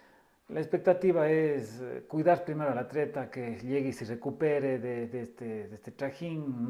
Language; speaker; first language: Spanish; native; Spanish